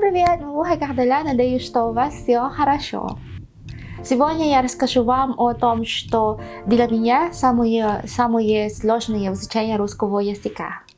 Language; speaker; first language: Russian; non-native, learner; Filipino